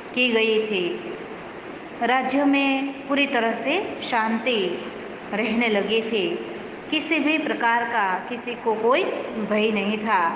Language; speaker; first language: Hindi; non-native, local second language; Gujarati